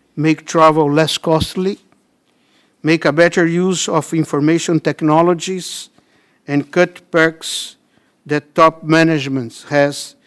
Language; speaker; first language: English; non-native, fluent; Portuguese